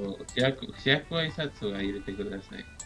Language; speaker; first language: Japanese; non-native, learner; Spanish